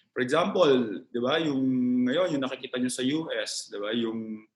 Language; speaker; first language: Filipino; native; Filipino